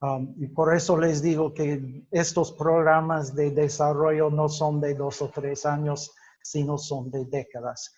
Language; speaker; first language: Spanish; non-native, fluent; English